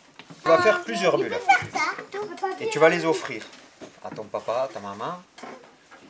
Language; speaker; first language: French; native; French